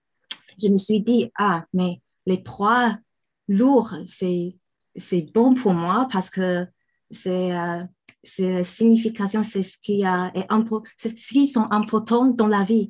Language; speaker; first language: French; non-native, fluent; Chinese